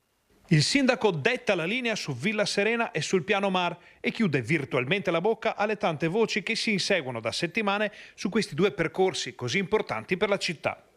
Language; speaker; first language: Italian; native; Italian